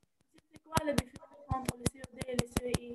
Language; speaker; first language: French; non-native, local second language; Arabic